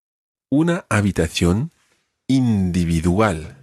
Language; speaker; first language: Spanish; non-native, fluent; English